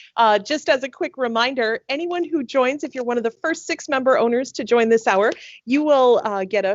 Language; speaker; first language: English; native; English